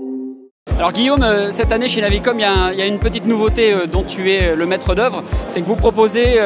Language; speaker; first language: French; native; French